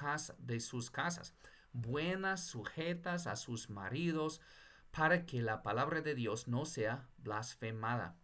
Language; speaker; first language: Spanish; non-native, fluent; English